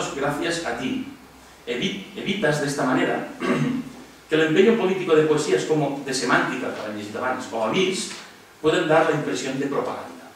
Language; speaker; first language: Spanish; non-native, local second language; Catalan